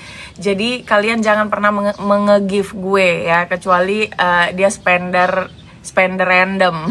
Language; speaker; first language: Indonesian; native; Indonesian